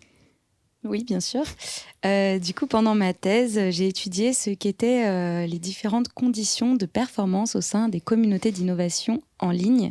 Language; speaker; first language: French; native; French